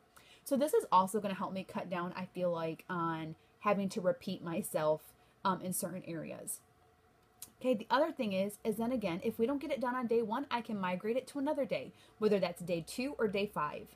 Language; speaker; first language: English; native; English